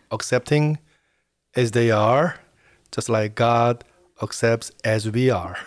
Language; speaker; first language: English; non-native, fluent; Korean